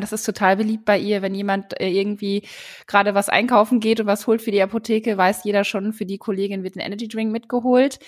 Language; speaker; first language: German; native; German